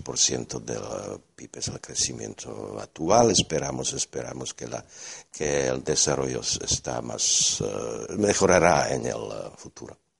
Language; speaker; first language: Spanish; non-native, fluent; Slovak